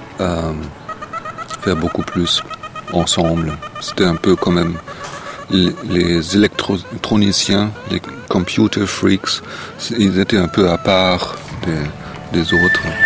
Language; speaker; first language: French; non-native, fluent; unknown